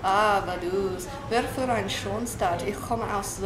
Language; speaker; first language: German; non-native, learner; English